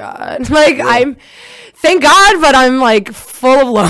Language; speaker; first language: English; early bilingual, other home language; Russian